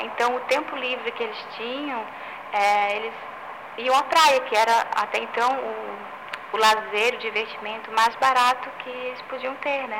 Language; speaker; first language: Portuguese; native; Portuguese